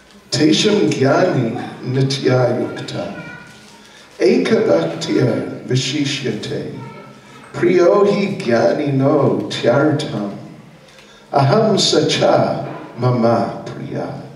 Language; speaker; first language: Russian; non-native, learner; English